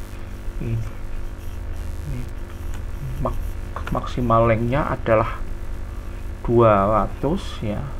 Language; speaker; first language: Indonesian; native; Indonesian